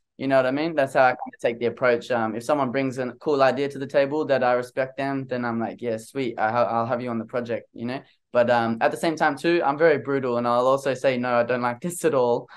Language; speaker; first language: English; native; English